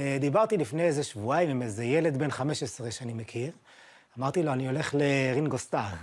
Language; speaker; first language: Hebrew; native; Hebrew